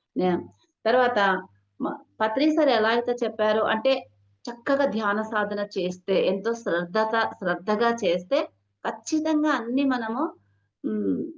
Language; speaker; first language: Telugu; non-native, local second language; Hindi